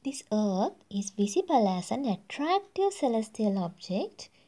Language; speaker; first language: English; non-native, local second language; Sinhala